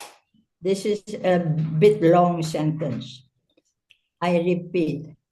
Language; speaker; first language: English; non-native, fluent; Indonesian